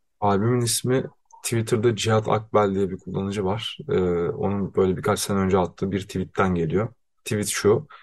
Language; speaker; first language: Turkish; native; Turkish